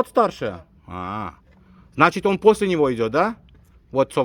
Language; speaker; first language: Russian; native; Russian